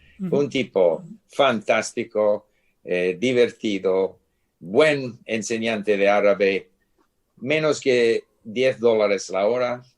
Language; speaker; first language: Spanish; non-native, fluent; English